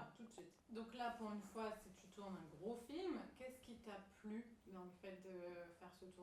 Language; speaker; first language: French; native; French